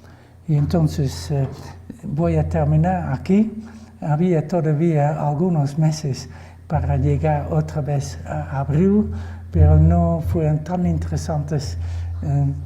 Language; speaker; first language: Spanish; non-native, fluent; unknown